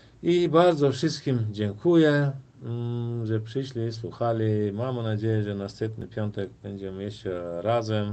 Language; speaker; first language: Polish; non-native, fluent; Turkmen